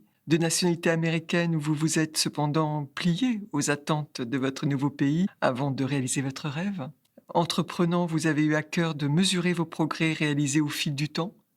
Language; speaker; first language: French; native; French